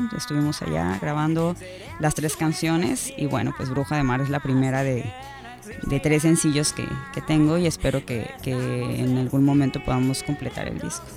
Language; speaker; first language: Spanish; native; Spanish